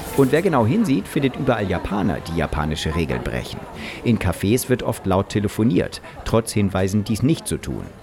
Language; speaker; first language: German; native; German